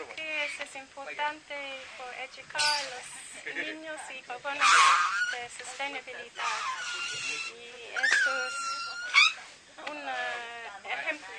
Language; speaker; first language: Spanish; non-native, learner; English